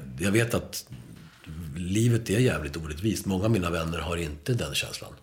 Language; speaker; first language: Swedish; early bilingual, other home language; Spanish